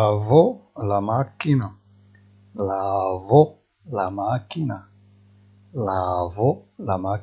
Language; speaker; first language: Italian; non-native, fluent; Arabic